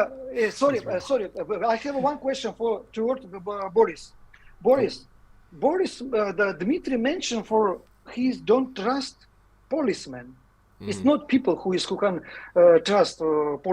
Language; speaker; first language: English; non-native, learner; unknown